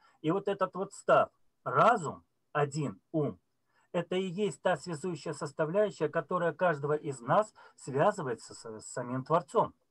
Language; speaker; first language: Russian; native; Russian